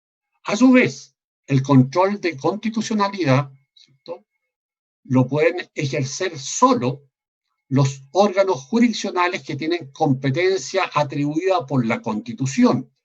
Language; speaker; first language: Spanish; native; Spanish